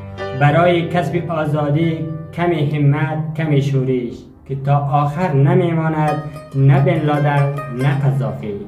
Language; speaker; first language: Persian; native; Persian